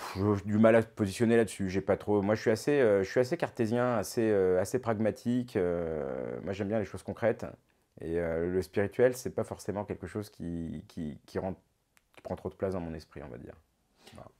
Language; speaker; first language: French; native; French